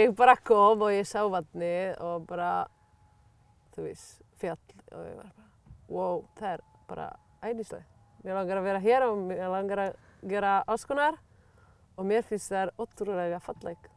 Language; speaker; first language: Icelandic; non-native, learner; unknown